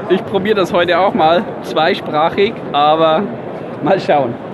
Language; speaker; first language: German; native; German